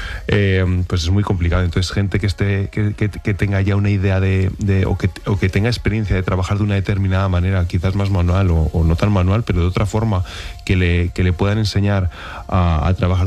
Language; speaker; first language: Spanish; native; Spanish